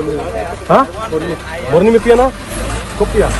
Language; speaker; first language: Hindi; non-native, local second language; Khasi